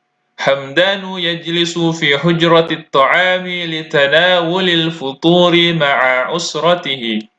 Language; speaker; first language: Arabic; non-native, fluent; Indonesian